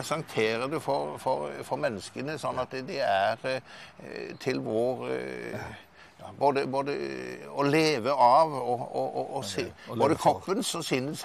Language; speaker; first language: Norwegian; native; Norwegian